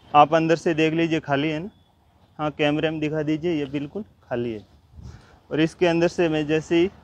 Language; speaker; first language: Hindi; native; Hindi